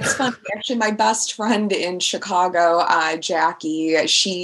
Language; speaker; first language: English; native; English